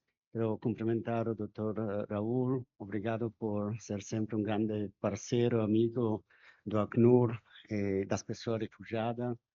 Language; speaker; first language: Portuguese; non-native, fluent; Spanish